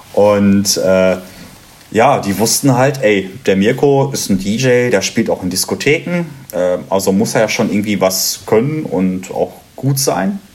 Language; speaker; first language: German; native; German